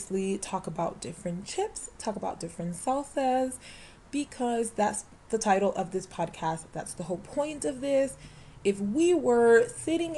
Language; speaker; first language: English; native; English